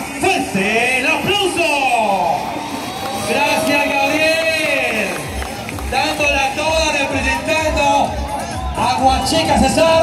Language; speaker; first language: Spanish; native; Spanish